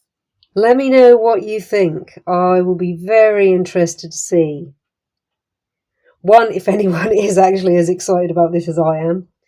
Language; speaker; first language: English; native; English